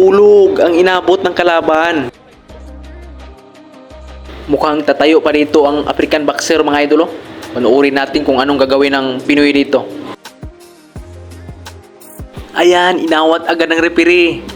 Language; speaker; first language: Filipino; native; Filipino